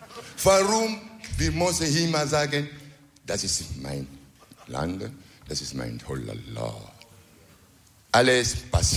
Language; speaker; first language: German; non-native, learner; French